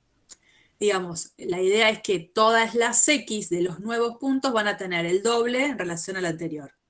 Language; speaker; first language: Spanish; native; Spanish